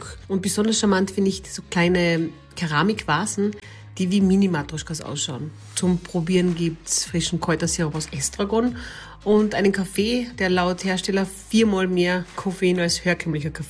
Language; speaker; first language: German; native; German